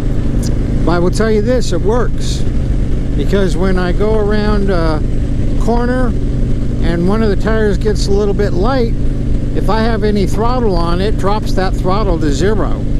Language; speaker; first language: English; native; English